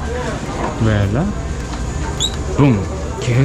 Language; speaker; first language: Spanish; non-native, learner; Japanese